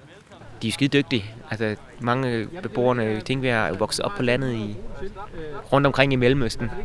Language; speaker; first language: Danish; native; Danish